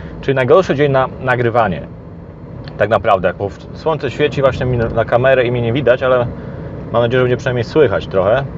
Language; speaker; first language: Polish; native; Polish